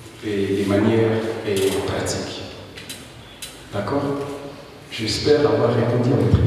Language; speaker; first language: French; non-native, local second language; Swahili